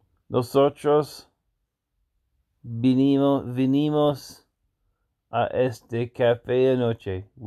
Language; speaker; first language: Spanish; non-native, learner; English